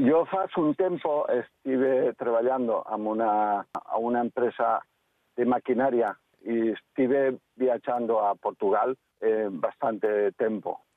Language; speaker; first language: Portuguese; non-native, learner; Spanish